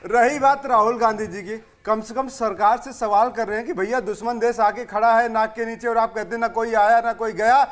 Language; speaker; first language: Hindi; native; Hindi